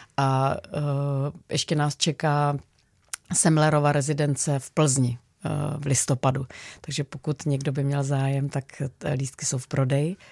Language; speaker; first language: Czech; native; Czech